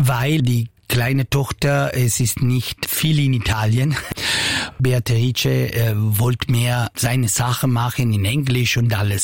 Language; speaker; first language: German; non-native, local second language; Italian